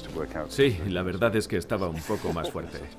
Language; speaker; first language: Spanish; native; Spanish